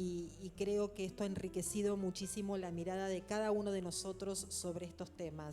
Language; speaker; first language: Spanish; native; Spanish